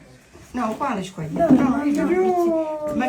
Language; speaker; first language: Italian; native; Italian